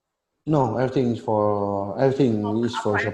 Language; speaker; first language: English; non-native, learner; Vietnamese